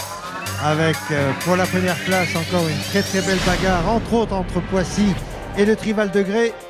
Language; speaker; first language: French; native; French